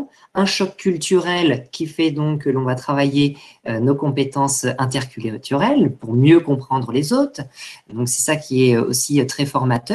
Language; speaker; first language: French; native; French